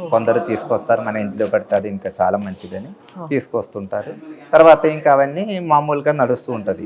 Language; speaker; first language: Telugu; non-native, fluent; Malayalam